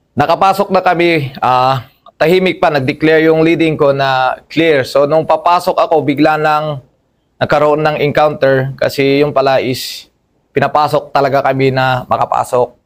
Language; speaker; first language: Filipino; non-native, local second language; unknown